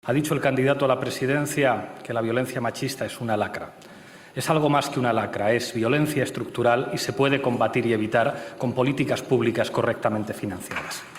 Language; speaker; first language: Spanish; native; Spanish